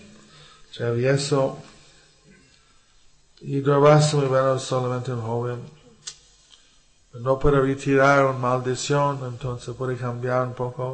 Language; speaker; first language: Spanish; non-native, learner; English